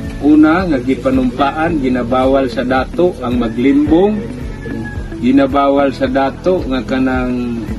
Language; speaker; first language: Cebuano; non-native, local second language; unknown